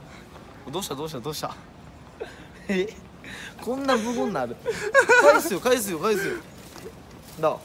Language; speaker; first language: Japanese; native; Japanese